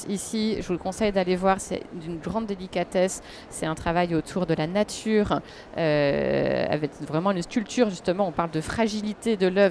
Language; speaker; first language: French; native; French